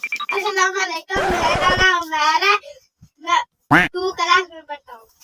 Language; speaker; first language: Hindi; non-native, local second language; Punjabi